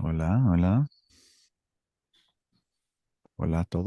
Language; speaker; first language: Spanish; non-native, fluent; English